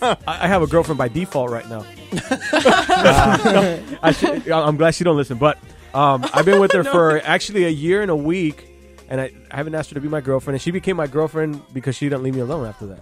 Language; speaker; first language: English; native; English